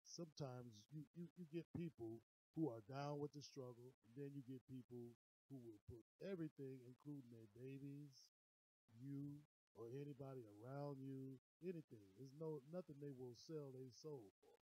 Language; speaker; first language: English; native; English